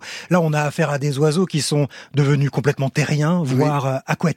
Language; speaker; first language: French; native; French